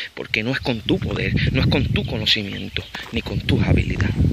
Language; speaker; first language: Spanish; native; Spanish